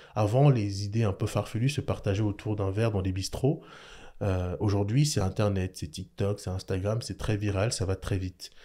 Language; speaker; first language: French; early bilingual, other home language; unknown